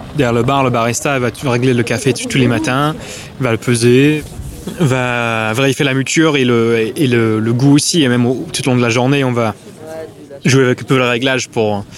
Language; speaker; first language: French; non-native, fluent; English